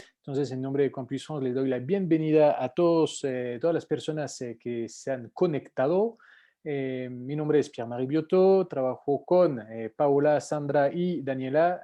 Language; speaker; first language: Spanish; non-native, fluent; French